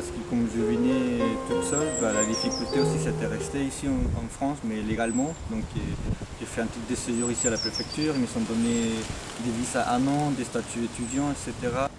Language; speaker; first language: French; non-native, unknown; Spanish